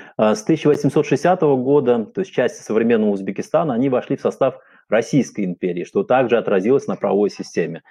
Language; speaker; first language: Russian; non-native, local second language; Uzbek